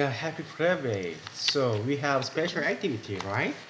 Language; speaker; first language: English; non-native, learner; Korean